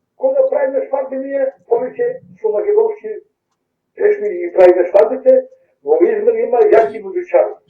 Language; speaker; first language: Macedonian; early bilingual, heritage; Macedonian